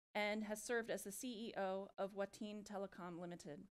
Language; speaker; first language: English; native; English